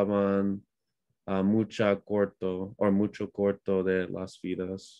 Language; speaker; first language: Spanish; non-native, learner; English